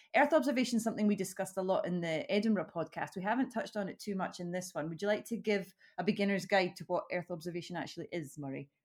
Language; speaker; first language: English; native; English